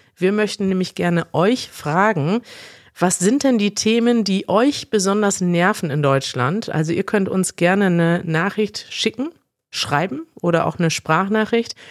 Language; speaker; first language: German; native; German